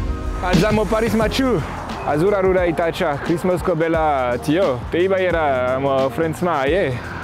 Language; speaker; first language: Nepali; non-native, fluent; French